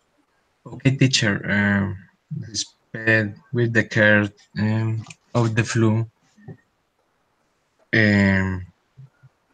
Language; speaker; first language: English; non-native, learner; Spanish